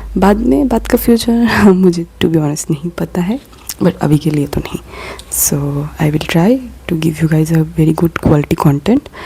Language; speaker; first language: Hindi; non-native, local second language; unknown